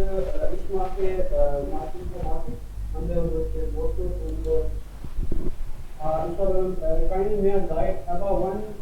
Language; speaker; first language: German; non-native, learner; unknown